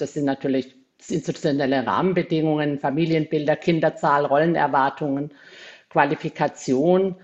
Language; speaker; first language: German; native; German